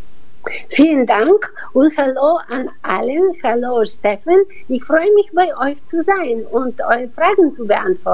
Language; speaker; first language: German; non-native, fluent; Bulgarian